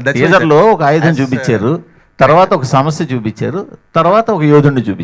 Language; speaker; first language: Telugu; native; Telugu